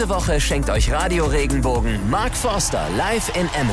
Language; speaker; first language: German; native; German